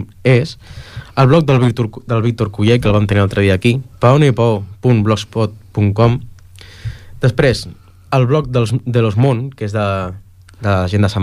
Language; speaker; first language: Catalan; native; Catalan